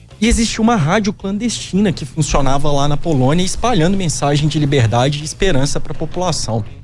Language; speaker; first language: Portuguese; native; Portuguese